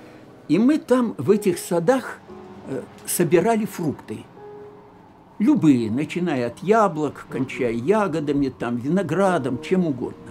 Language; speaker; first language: Russian; native; Russian